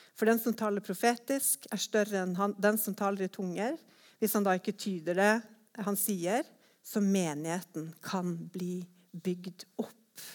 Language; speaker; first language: Norwegian; native; Norwegian